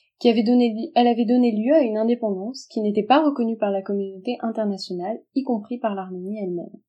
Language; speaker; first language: French; native; French